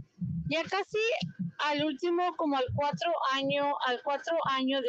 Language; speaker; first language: Spanish; early bilingual, heritage; Spanish